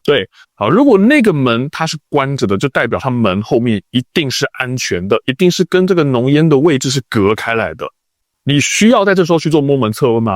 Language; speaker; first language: Chinese; native; Chinese